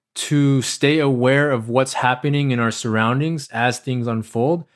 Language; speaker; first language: English; native; English